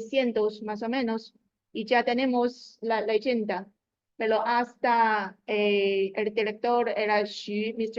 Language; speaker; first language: Spanish; non-native, learner; Chinese